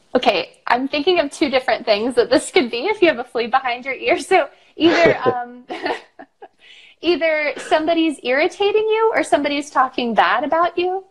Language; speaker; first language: English; native; English